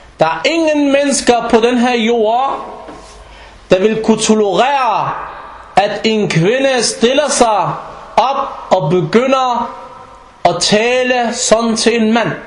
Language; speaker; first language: Danish; non-native, fluent; Arabic